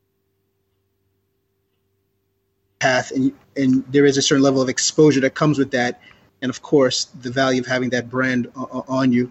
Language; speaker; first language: English; native; English